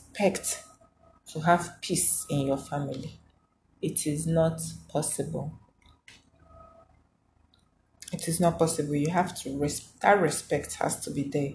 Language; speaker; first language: English; non-native, local second language; Igbo